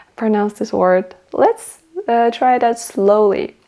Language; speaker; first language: English; non-native, fluent; Kazakh